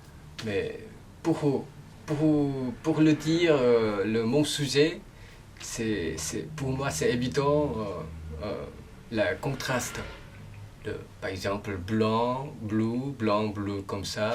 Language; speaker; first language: French; non-native, learner; Korean